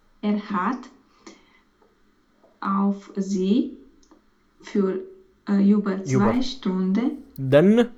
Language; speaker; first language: German; non-native, learner; Romanian